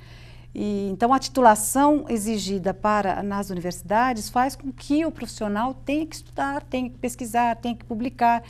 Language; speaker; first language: Portuguese; native; Portuguese